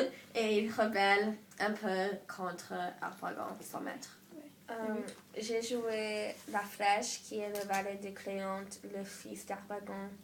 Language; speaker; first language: French; non-native, learner; English